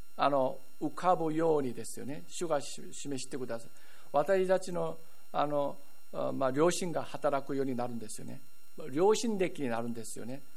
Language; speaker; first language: Japanese; non-native, fluent; Korean